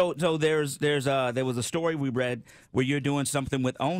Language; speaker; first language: English; native; English